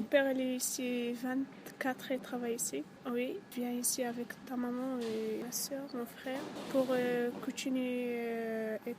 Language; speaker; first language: French; non-native, learner; Arabic